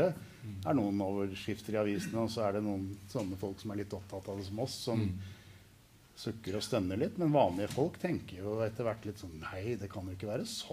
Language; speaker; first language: Norwegian; native; Norwegian